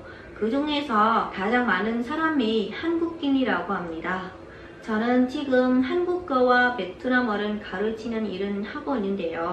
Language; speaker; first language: Korean; non-native, fluent; Vietnamese